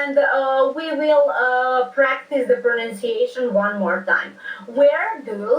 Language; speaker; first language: English; non-native, fluent; Serbian